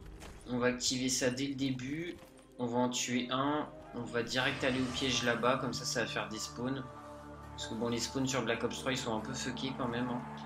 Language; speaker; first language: French; native; French